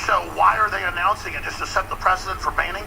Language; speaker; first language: English; native; English